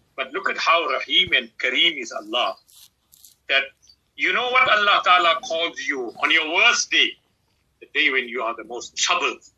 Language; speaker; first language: English; native; English